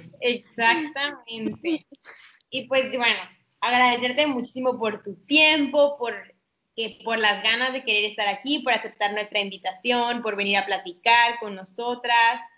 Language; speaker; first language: Spanish; native; Spanish